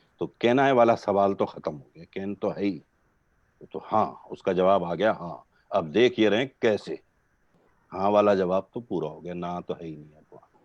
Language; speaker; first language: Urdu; non-native, local second language; Gujarati